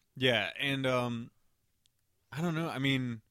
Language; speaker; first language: English; early bilingual, other home language; Spanish